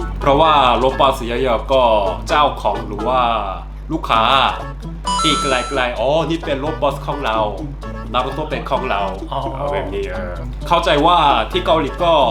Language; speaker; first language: Thai; non-native, learner; Korean